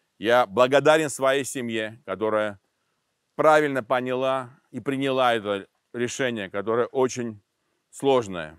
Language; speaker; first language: Russian; non-native, local second language; Armenian